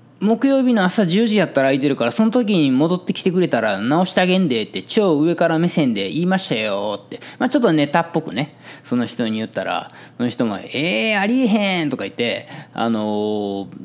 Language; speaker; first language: Japanese; native; Japanese